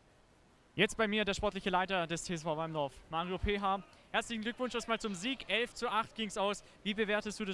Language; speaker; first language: German; native; German